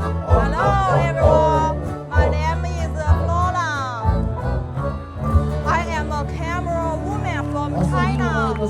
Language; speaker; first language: English; non-native, learner; Chinese